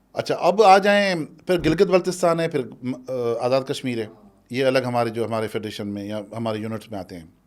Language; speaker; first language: Urdu; non-native, local second language; Sindhi